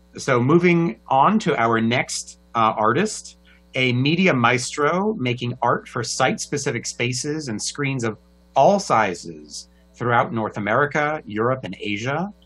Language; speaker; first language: English; native; English